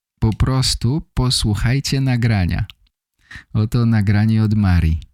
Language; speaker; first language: Polish; native; Polish